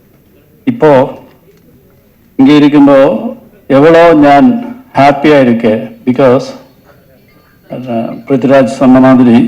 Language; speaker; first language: Tamil; non-native, learner; Malayalam